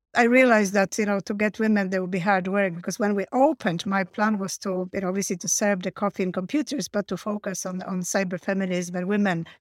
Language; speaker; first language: English; non-native, fluent; Polish